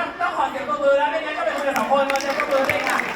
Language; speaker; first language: Thai; native; Thai